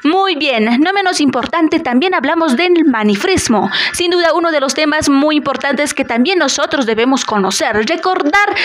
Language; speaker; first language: Spanish; native; Spanish